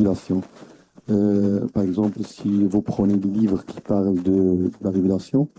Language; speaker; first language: French; non-native, local second language; Arabic